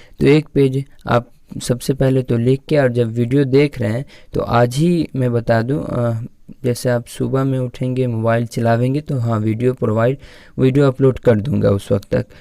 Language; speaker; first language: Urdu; native; Urdu